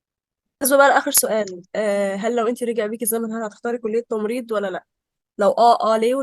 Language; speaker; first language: Arabic; native; Arabic